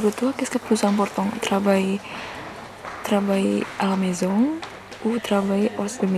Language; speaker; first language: French; non-native, learner; Indonesian